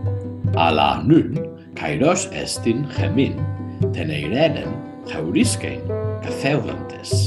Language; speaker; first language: Greek; non-native, learner; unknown